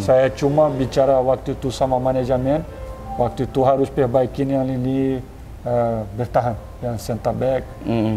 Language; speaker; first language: Indonesian; non-native, fluent; Portuguese